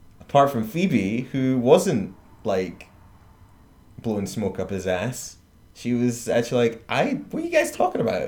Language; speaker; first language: English; native; English